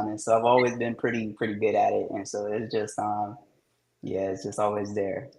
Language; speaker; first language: English; native; English